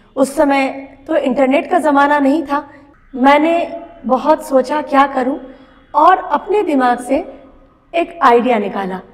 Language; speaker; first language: Hindi; non-native, local second language; Bangla